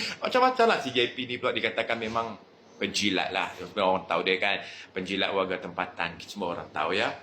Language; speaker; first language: Malay; native; Malay